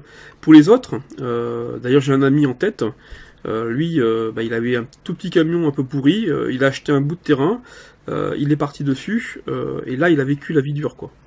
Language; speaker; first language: French; native; French